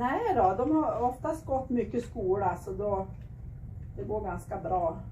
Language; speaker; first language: Swedish; native; Swedish